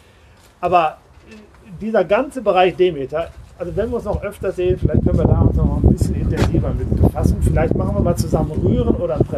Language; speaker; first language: German; native; German